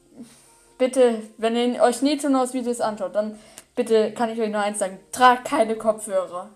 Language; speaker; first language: German; native; German